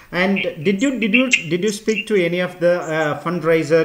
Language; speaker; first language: English; non-native, local second language; Tamil